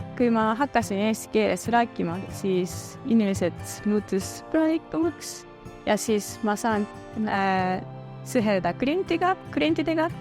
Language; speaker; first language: Estonian; non-native, learner; Japanese